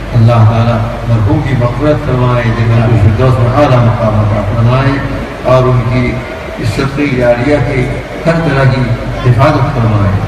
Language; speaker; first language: Urdu; native; Urdu